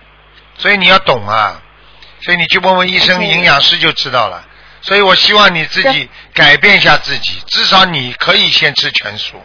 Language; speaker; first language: Chinese; native; Chinese